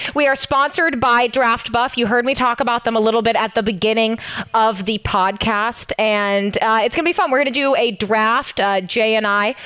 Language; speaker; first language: English; native; English